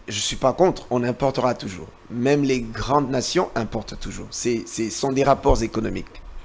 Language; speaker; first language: French; non-native, local second language; Lingala